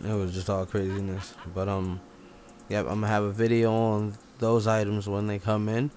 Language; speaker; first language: English; native; English